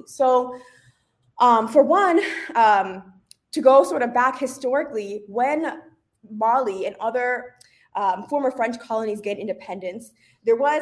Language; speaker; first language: English; native; English